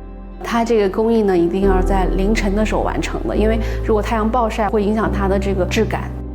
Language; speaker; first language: Chinese; native; Chinese